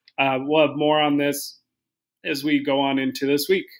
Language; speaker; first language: English; native; English